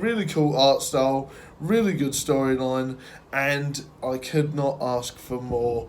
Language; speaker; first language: English; native; English